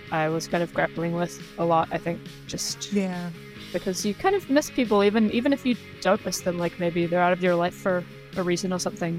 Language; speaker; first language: English; native; English